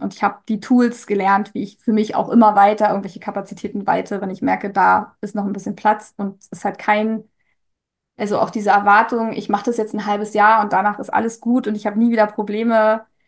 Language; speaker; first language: German; native; German